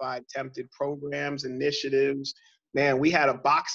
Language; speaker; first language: English; native; English